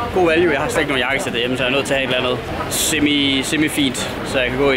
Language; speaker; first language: Danish; native; Danish